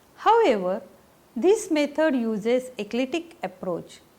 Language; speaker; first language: English; non-native, local second language; Marathi